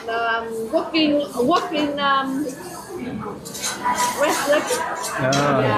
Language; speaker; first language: English; non-native, learner; Vietnamese